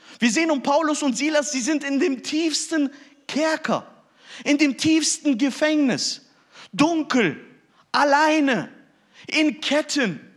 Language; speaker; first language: German; early bilingual, other home language; Turkish